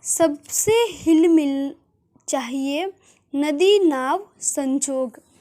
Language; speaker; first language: Hindi; non-native, local second language; Gujarati